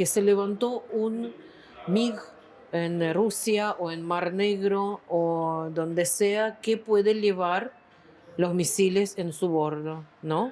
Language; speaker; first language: Spanish; non-native, fluent; Ukrainian